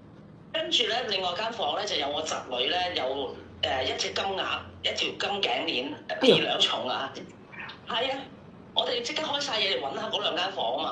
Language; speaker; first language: Cantonese; native; Cantonese